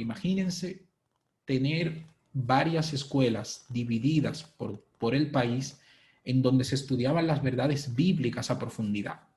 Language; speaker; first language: Spanish; native; Spanish